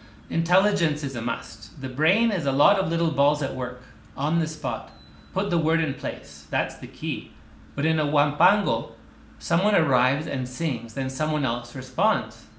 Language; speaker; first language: English; native; English